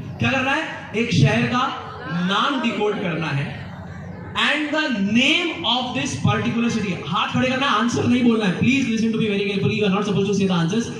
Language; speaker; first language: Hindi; native; Hindi